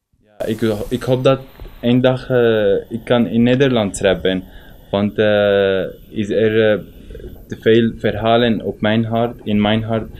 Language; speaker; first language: Dutch; non-native, learner; Arabic